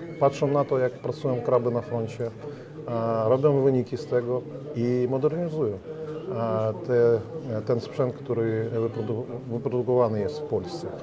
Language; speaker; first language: Polish; non-native, learner; Ukrainian